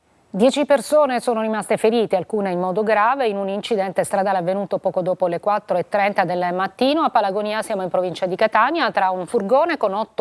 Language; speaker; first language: Italian; native; Italian